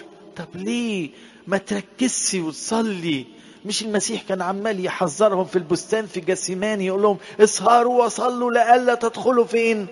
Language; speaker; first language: Arabic; native; Arabic